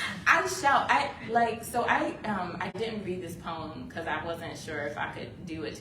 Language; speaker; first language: English; native; English